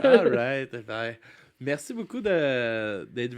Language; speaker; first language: French; native; French